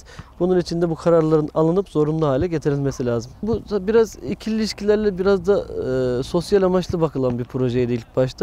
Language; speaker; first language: Turkish; native; Turkish